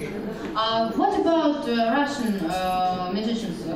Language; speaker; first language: English; non-native, learner; Russian